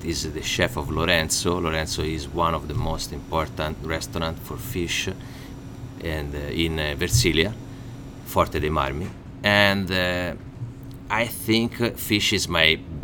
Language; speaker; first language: English; non-native, learner; Italian